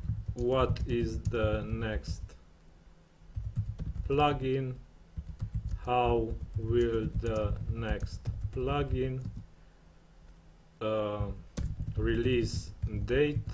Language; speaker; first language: English; non-native, fluent; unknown